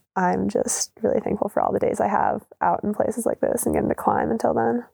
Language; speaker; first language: English; native; English